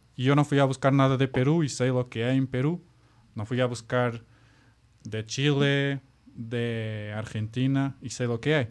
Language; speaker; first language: Spanish; non-native, fluent; Portuguese